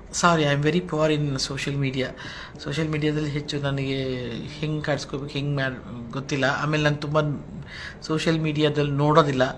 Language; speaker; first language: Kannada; non-native, local second language; Telugu